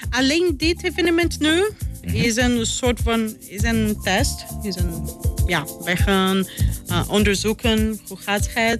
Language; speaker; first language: Dutch; non-native, learner; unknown